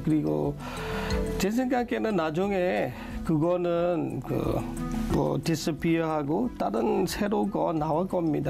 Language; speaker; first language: Korean; non-native, learner; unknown